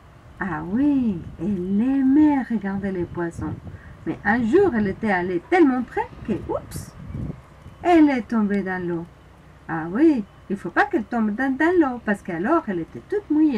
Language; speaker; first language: French; non-native, fluent; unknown